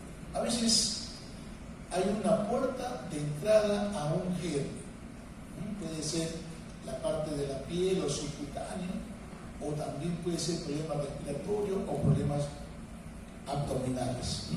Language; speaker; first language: Spanish; native; Spanish